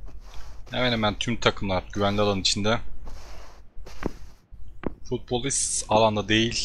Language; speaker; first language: Turkish; native; Turkish